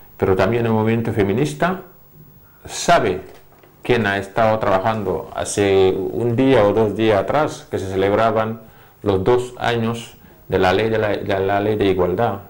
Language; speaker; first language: Spanish; non-native, fluent; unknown